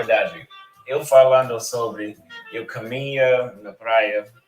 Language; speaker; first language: Portuguese; non-native, learner; English